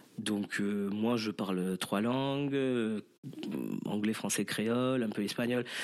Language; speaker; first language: French; non-native, local second language; Morisyen